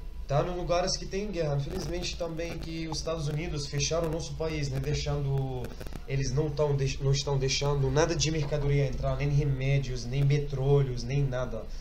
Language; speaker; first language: Portuguese; non-native, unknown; Arabic